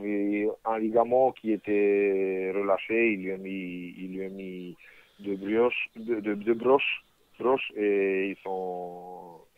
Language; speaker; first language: French; non-native, fluent; Romanian